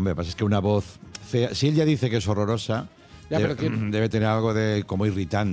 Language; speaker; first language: Spanish; native; Spanish